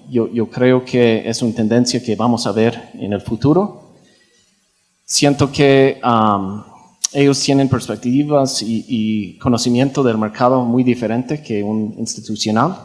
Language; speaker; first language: Spanish; non-native, fluent; English